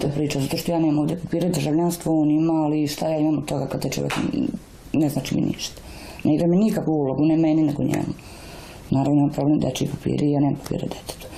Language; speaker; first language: Bosnian; native; Bosnian